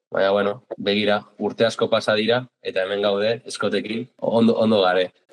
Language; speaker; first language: Basque; native; Basque